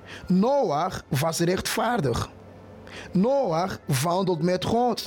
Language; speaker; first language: Dutch; non-native, fluent; Portuguese